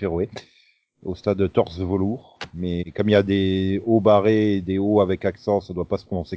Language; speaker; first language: French; native; French